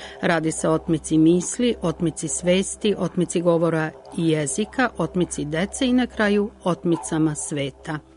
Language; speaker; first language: Serbian; native; Serbian